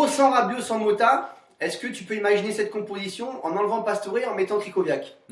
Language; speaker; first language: French; native; French